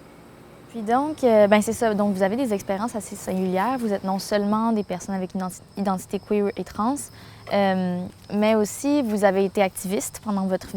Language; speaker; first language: French; native; French